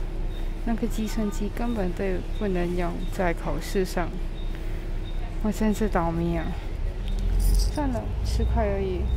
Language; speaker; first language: Chinese; non-native, local second language; English